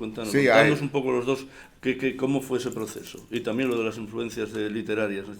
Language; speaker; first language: Spanish; native; Spanish